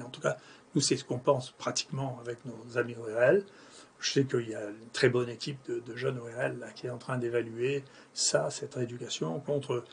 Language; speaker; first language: French; native; French